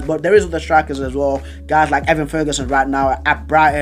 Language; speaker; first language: English; native; English